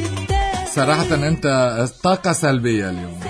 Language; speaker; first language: Arabic; native; Arabic